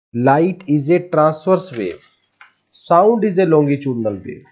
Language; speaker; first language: Hindi; non-native, local second language; Punjabi